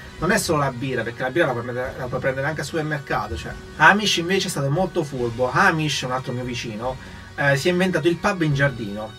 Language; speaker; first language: Italian; native; Italian